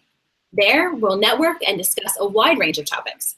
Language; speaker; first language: English; native; English